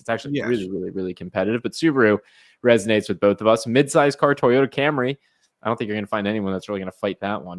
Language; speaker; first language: English; native; English